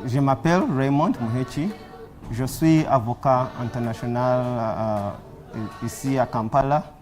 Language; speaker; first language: French; non-native, learner; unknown